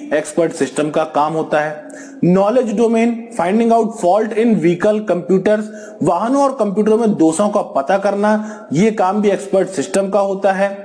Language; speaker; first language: Hindi; non-native, local second language; Punjabi